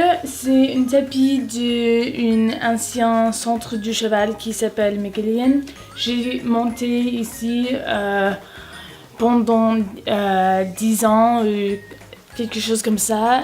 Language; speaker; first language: French; non-native, learner; English